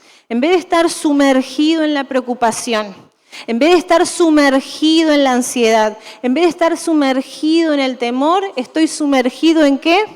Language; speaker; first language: Spanish; native; Spanish